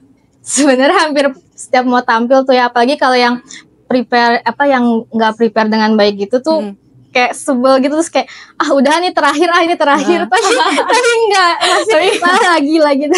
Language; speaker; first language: Indonesian; native; Indonesian